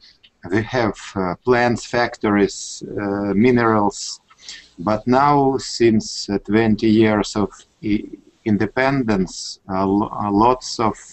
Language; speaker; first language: English; non-native, learner; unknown